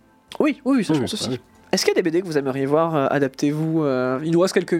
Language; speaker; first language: French; native; French